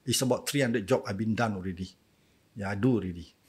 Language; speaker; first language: English; non-native, local second language; Malay